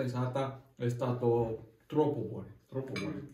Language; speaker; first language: Italian; non-native, learner; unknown